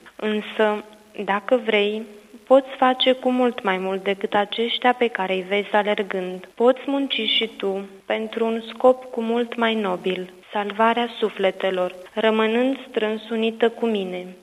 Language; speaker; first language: Romanian; native; Romanian